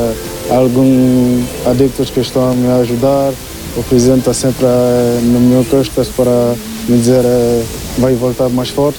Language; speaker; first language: Portuguese; non-native, learner; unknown